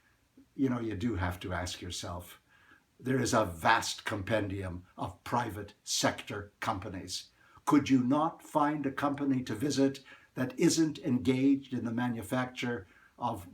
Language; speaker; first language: English; native; English